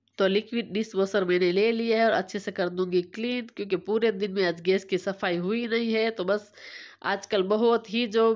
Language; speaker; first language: Hindi; non-native, local second language; Gujarati